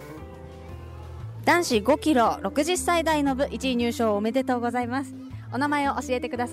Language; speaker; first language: Japanese; native; Japanese